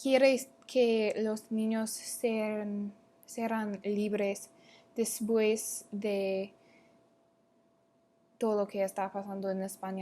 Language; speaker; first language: Spanish; non-native, learner; English